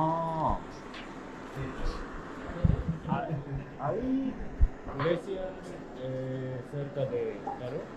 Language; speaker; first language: Spanish; non-native, learner; Korean